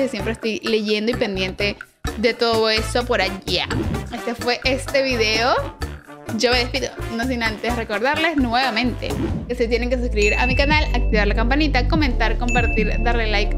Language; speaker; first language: Spanish; native; Spanish